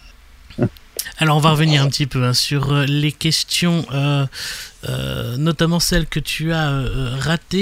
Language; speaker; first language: French; native; French